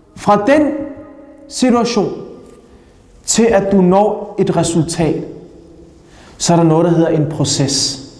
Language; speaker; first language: Danish; early bilingual, other home language; Urdu